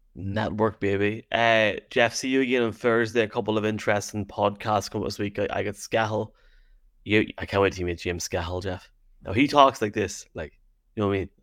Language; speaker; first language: English; native; English